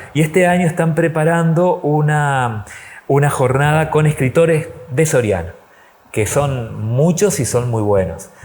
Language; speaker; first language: Spanish; native; Spanish